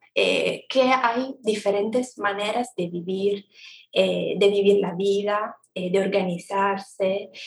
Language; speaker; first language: Spanish; non-native, fluent; Italian